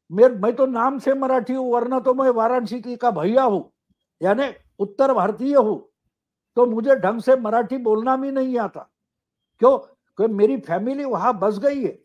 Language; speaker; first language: Hindi; non-native, local second language; Marathi